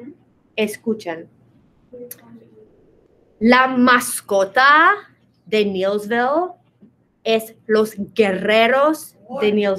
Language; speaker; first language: Spanish; non-native, fluent; English